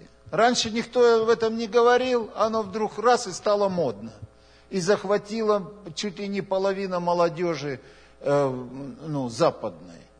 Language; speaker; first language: Russian; native; Russian